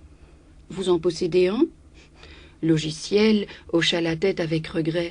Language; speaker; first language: French; native; French